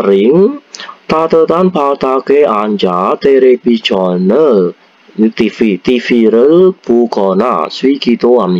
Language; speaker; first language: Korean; non-native, fluent; Indonesian